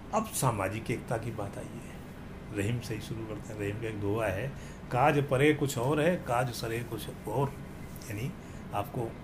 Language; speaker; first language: Hindi; native; Hindi